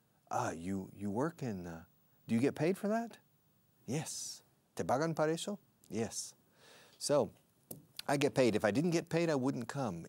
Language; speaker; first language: English; native; English